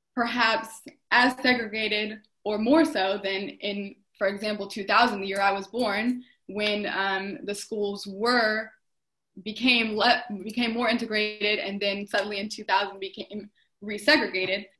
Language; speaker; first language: English; native; English